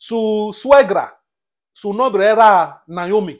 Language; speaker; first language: Spanish; non-native, learner; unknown